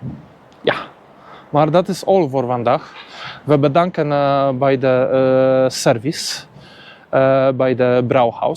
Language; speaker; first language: Dutch; non-native, learner; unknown